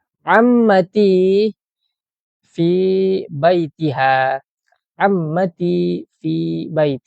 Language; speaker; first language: Arabic; non-native, fluent; Malay